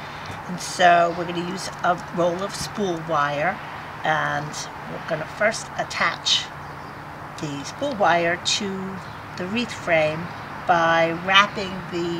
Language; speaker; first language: English; native; English